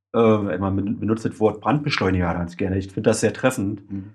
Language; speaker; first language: German; native; German